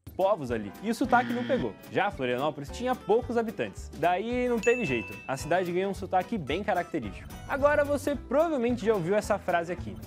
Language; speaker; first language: Portuguese; native; Portuguese